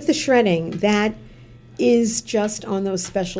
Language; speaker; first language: English; native; English